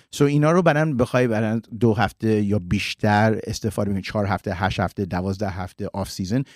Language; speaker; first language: Persian; early bilingual, heritage; Persian